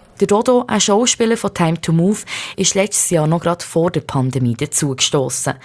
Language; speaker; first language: German; native; German